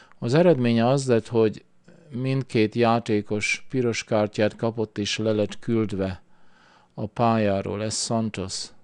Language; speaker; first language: Hungarian; early bilingual, heritage; Hungarian